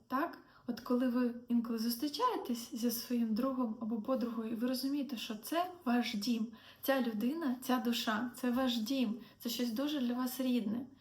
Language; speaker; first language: Ukrainian; non-native, local second language; Russian